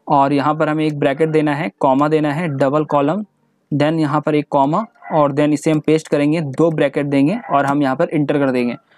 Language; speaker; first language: Hindi; native; Hindi